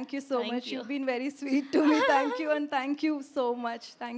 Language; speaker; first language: Telugu; non-native, local second language; Tamil